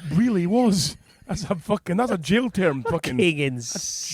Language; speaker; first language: English; native; English